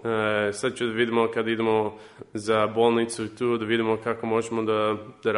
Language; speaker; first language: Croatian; early bilingual, heritage; Serbian